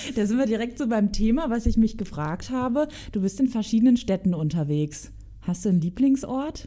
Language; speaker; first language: German; native; German